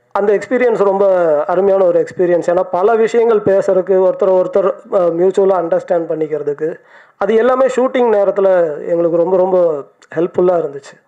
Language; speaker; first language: Tamil; native; Tamil